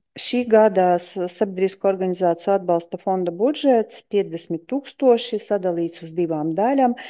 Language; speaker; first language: Latvian; non-native, local second language; Russian